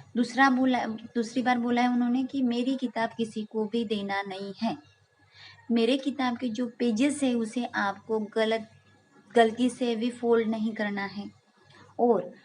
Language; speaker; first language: Hindi; non-native, local second language; Marathi